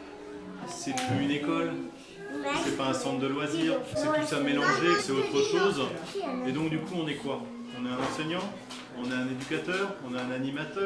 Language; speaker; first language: French; native; French